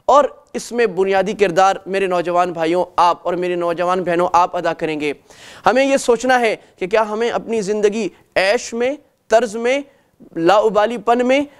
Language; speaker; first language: Urdu; native; Urdu